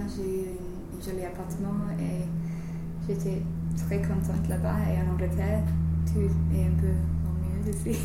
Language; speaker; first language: French; non-native, learner; English